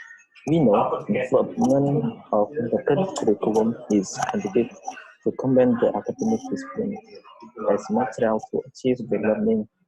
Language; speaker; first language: English; non-native, learner; Indonesian